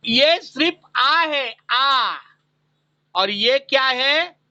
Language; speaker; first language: Hindi; non-native, local second language; Marathi